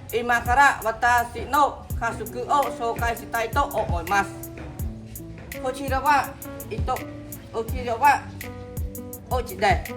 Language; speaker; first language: Japanese; non-native, learner; Khmer